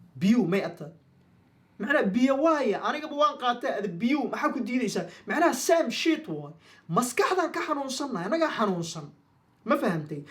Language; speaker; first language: Somali; non-native, local second language; Maay